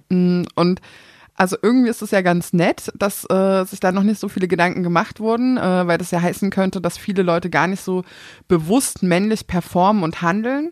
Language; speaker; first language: German; native; German